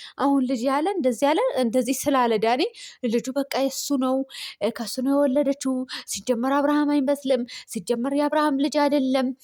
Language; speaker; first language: Amharic; native; Amharic